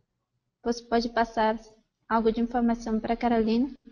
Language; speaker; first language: Portuguese; non-native, fluent; Spanish